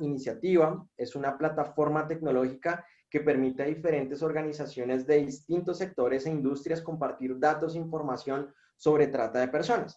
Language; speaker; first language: Spanish; native; Spanish